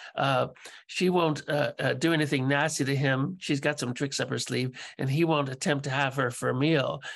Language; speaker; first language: English; native; English